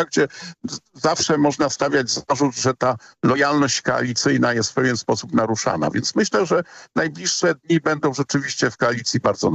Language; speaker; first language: Polish; native; Polish